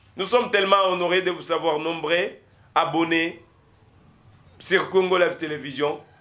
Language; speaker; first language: French; non-native, local second language; Lingala